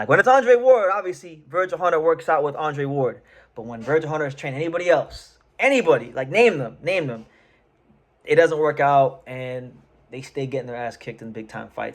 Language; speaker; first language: English; native; English